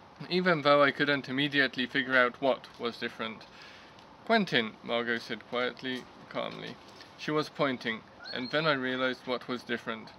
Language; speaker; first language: English; early bilingual, other home language; Hungarian